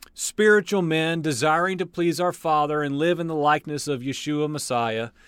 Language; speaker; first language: English; native; English